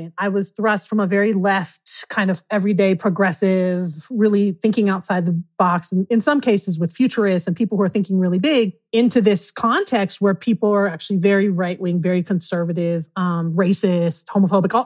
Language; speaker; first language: English; native; English